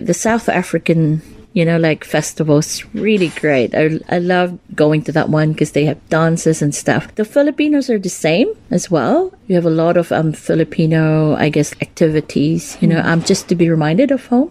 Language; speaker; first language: English; non-native, local second language; Cebuano